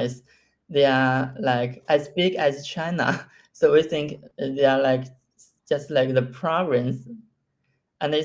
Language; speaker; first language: English; non-native, learner; Chinese